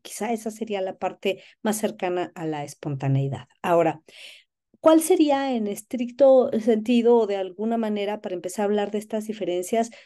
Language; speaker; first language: Spanish; native; Spanish